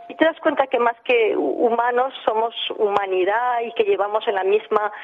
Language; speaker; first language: Spanish; early bilingual, heritage; English